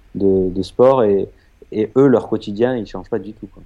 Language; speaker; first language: French; native; French